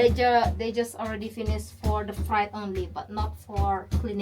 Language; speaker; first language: English; non-native, fluent; Indonesian